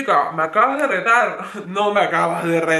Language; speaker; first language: Spanish; native; Spanish